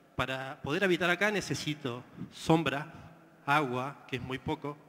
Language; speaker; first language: Spanish; native; Spanish